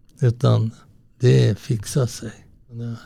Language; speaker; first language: Swedish; early bilingual, other home language; Italian